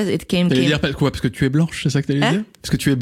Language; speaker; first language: French; native; French